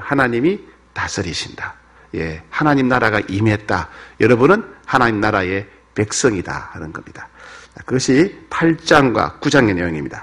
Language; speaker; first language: Korean; native; Korean